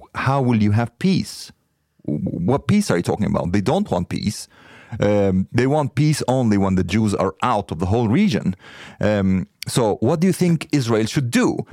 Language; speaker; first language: English; non-native, fluent; Arabic